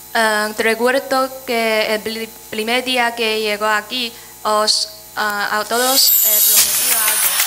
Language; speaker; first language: Spanish; non-native, fluent; Chinese